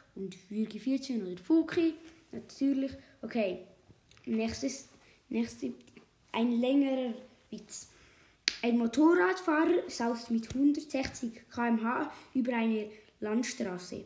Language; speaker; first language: German; native; German